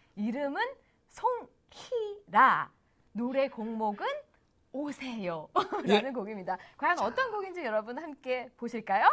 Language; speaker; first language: Korean; native; Korean